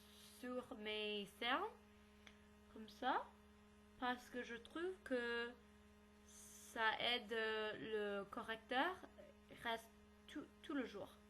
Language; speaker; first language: French; non-native, learner; English